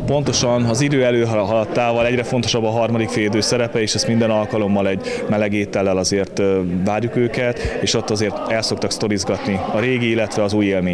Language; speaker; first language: Hungarian; native; Hungarian